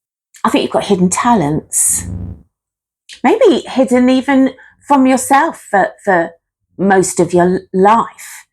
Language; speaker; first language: English; native; English